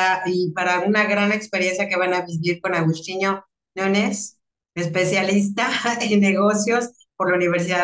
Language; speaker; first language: Spanish; native; Spanish